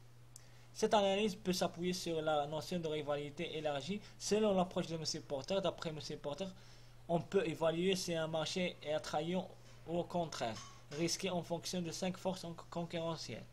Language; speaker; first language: French; non-native, local second language; Arabic